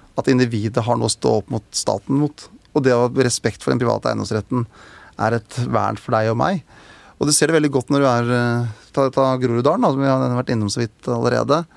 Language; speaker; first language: Norwegian; native; Norwegian